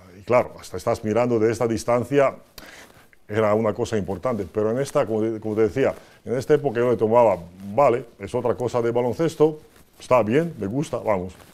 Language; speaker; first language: Spanish; non-native, fluent; Croatian